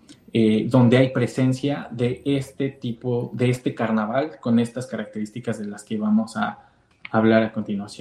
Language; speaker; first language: Spanish; native; Spanish